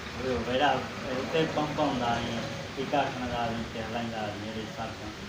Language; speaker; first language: Sindhi; non-native, fluent; English